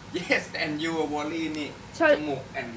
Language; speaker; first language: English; non-native, learner; Thai